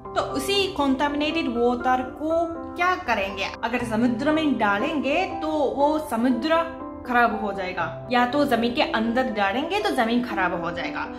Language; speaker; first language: Hindi; non-native, fluent; Japanese